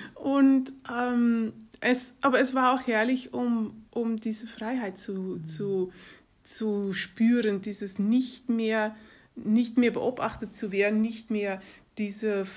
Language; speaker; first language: German; non-native, fluent; Dutch